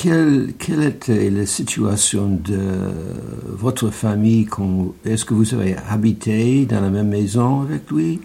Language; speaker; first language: French; non-native, learner; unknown